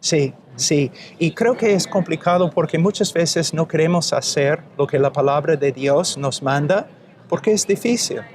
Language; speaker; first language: Spanish; non-native, fluent; English